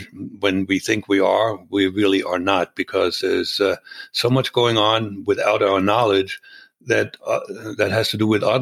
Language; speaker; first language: English; non-native, fluent; German